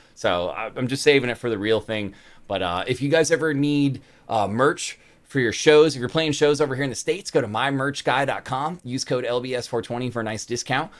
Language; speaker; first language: English; native; English